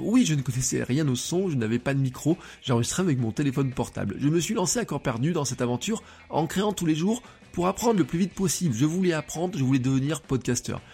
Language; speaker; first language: French; native; French